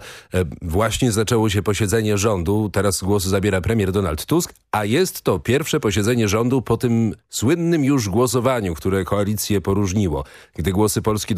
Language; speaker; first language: Polish; native; Polish